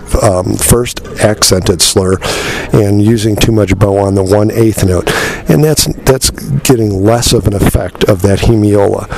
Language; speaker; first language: English; native; English